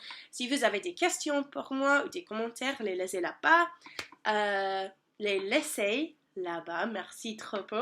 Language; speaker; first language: French; non-native, learner; English